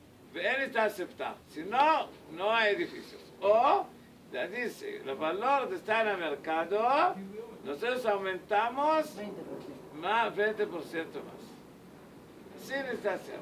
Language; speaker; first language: Spanish; non-native, learner; Hebrew